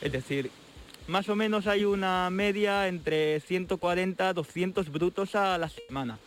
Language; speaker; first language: Spanish; native; Spanish